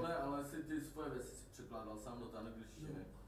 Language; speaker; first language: Czech; native; Czech